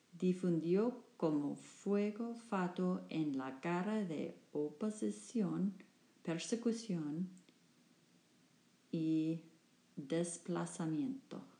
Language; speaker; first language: Spanish; non-native, learner; English